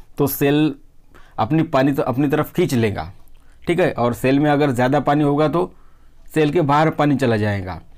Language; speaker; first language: Hindi; non-native, local second language; Marathi